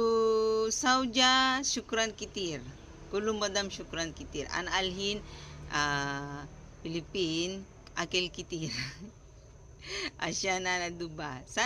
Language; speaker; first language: Arabic; non-native, learner; Filipino